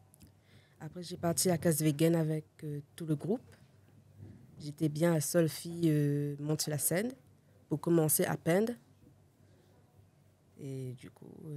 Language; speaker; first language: French; non-native, local second language; Réunion Creole French